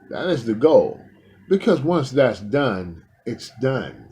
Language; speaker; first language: English; native; English